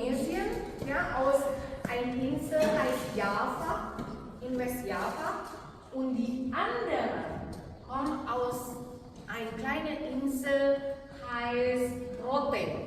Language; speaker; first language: German; non-native, fluent; Indonesian